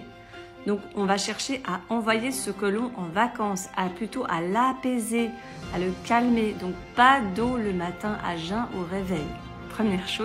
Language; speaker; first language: French; native; French